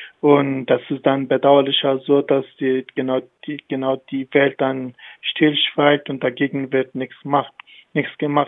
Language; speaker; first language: German; non-native, fluent; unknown